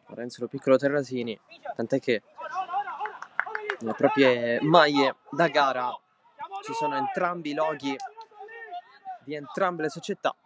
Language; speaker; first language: Italian; native; Italian